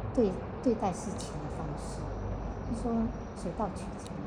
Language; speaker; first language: Chinese; native; Chinese